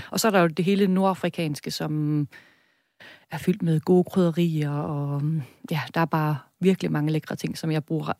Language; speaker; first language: Danish; native; Danish